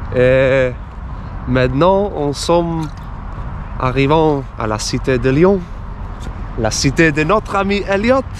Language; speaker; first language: French; non-native, learner; Spanish